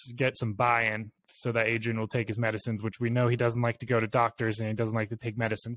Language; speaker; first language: English; native; English